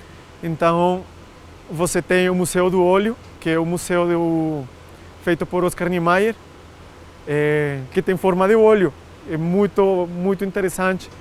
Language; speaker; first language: Portuguese; non-native, fluent; Spanish